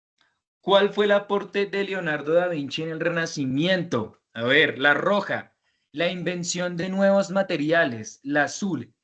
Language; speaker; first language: Spanish; native; Spanish